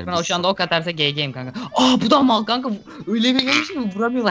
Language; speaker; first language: Turkish; native; Turkish